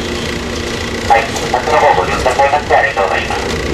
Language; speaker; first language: Japanese; native; Japanese